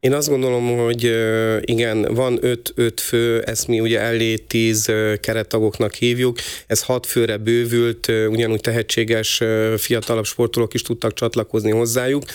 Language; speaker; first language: Hungarian; native; Hungarian